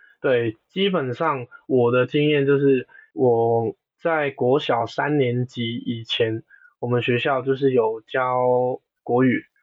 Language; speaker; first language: Chinese; non-native, local second language; Cantonese